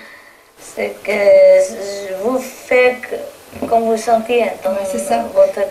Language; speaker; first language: French; non-native, fluent; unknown